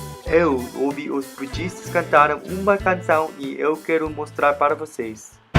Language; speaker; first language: Portuguese; non-native, learner; English